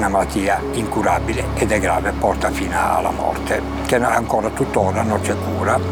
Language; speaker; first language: Italian; native; Italian